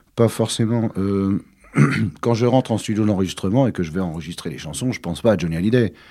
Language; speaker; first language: French; native; French